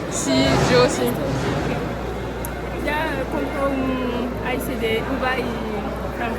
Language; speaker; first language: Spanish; non-native, learner; French